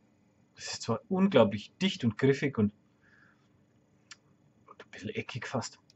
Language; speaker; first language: German; native; German